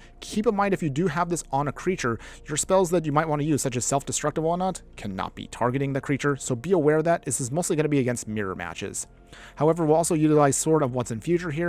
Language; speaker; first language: English; native; English